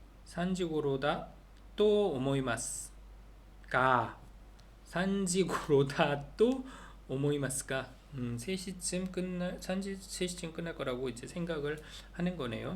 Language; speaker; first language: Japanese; non-native, learner; Korean